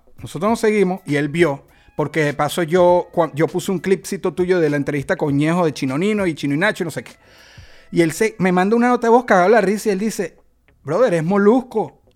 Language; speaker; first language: Spanish; native; Spanish